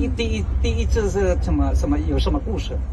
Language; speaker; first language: Chinese; non-native, learner; Indonesian